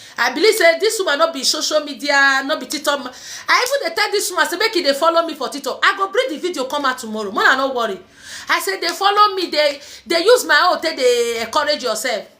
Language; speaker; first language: Nigerian Pidgin; native; Nigerian Pidgin